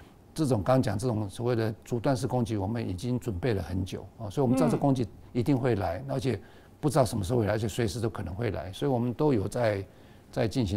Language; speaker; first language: Chinese; native; Chinese